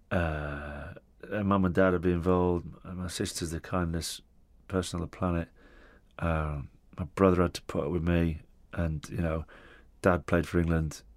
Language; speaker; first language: English; non-native, local second language; Italian